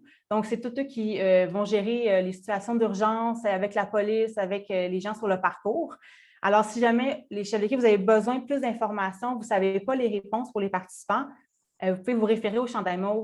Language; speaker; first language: French; native; French